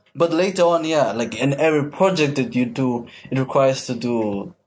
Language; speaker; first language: English; non-native, fluent; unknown